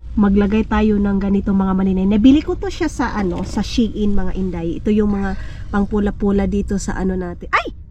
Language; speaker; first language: Filipino; non-native, local second language; Cebuano